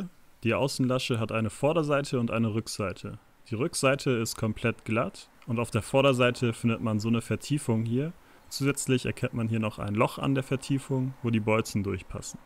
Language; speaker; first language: German; native; German